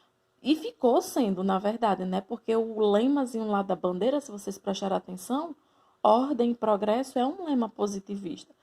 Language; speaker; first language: Portuguese; native; Portuguese